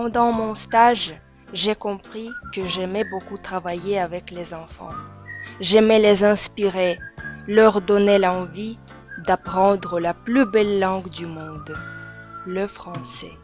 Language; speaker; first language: French; non-native, fluent; Russian